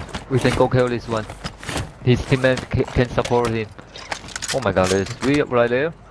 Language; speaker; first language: English; non-native, learner; Chinese